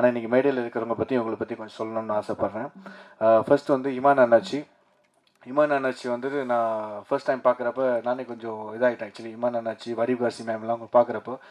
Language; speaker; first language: Tamil; early bilingual, heritage; Tamil